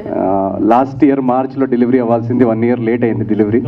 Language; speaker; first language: Telugu; native; Telugu